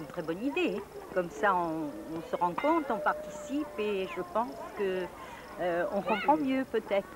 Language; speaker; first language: French; native; French